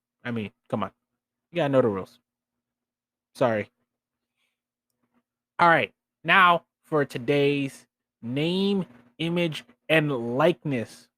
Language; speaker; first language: English; native; English